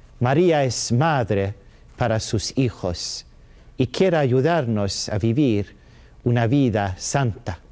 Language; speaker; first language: Spanish; non-native, learner; Swedish